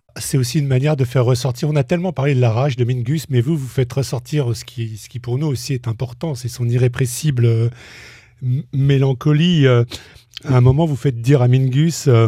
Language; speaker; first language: French; native; French